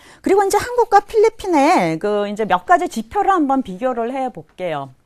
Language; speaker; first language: Korean; native; Korean